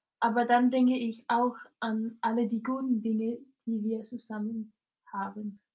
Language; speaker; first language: German; non-native, fluent; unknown